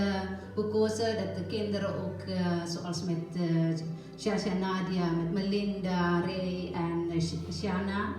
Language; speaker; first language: Dutch; non-native, learner; Indonesian